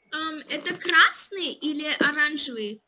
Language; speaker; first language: Russian; early bilingual, heritage; Russian